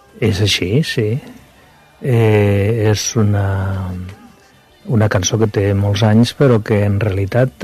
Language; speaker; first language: Catalan; non-native, local second language; Spanish